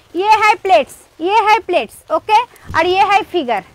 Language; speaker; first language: Hindi; non-native, local second language; Bangla